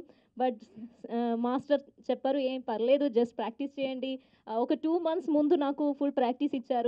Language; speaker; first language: Telugu; non-native, learner; Malayalam